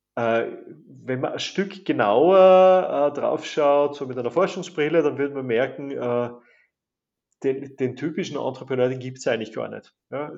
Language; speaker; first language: German; native; German